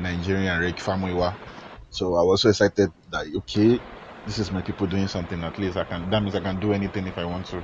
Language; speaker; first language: English; non-native, local second language; Yoruba